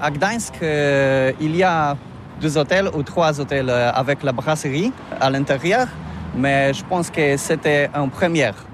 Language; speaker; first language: French; non-native, learner; Polish